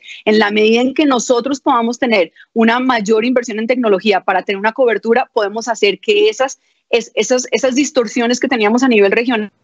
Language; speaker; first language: Spanish; native; Spanish